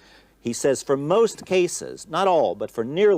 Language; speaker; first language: English; native; English